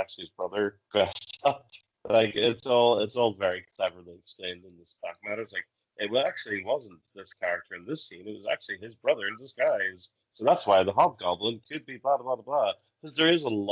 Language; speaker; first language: English; native; English